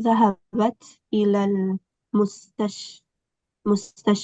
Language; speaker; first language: Arabic; non-native, learner; English